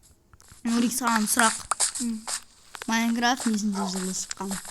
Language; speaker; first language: Kazakh; native; Kazakh